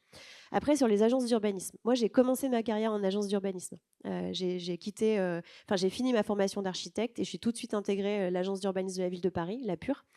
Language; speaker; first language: French; native; French